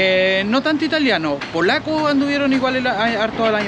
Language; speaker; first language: Spanish; native; Spanish